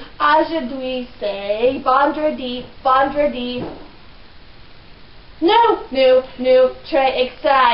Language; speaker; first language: French; non-native, learner; English